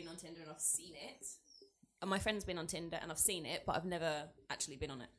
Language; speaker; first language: English; native; English